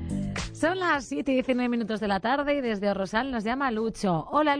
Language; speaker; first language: Spanish; non-native, local second language; Galician